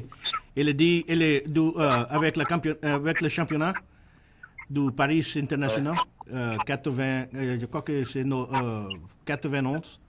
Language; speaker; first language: French; non-native, learner; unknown